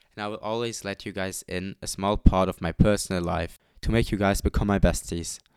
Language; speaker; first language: English; non-native, fluent; Luxembourgish